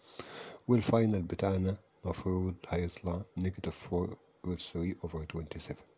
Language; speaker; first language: Arabic; native; Arabic